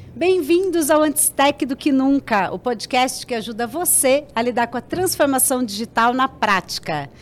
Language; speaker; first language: Portuguese; native; Portuguese